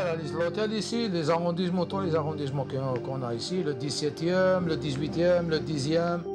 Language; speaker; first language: French; non-native, local second language; Arabic